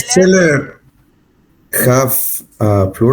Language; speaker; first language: English; non-native, learner; Spanish